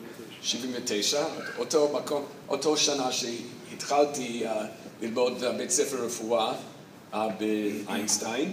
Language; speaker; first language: Hebrew; non-native, fluent; English